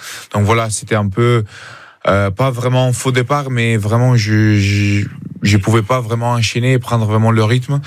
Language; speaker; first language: French; non-native, fluent; Italian